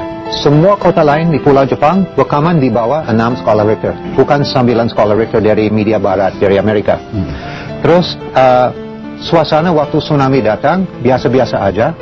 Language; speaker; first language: Indonesian; non-native, learner; English